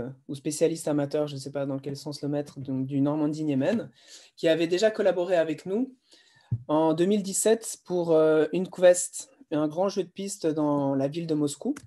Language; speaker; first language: French; native; French